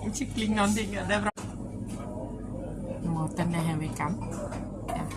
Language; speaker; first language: Swedish; non-native, learner; Thai